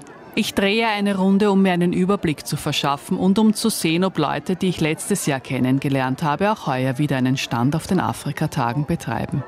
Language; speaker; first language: German; native; German